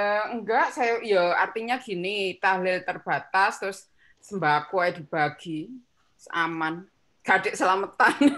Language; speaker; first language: Indonesian; non-native, local second language; Javanese